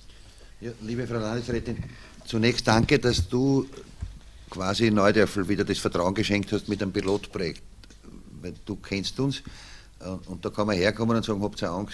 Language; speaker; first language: German; native; German